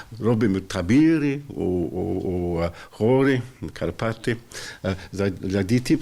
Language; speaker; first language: Polish; non-native, learner; English